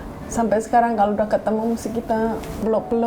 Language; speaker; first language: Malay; non-native, local second language; Javanese